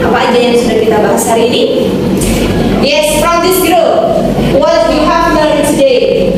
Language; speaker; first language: English; non-native, fluent; Indonesian